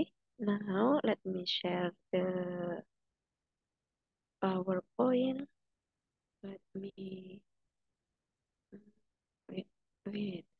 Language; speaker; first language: English; non-native, fluent; Indonesian